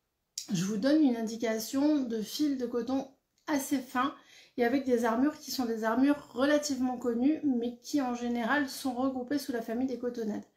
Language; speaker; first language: French; native; French